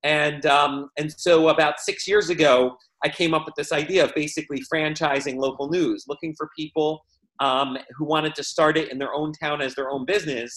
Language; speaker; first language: English; native; English